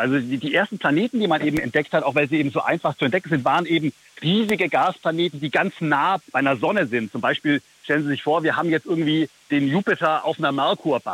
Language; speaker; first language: German; native; German